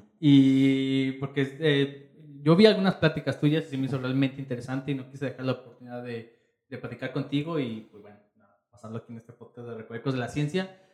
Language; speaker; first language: Spanish; native; Spanish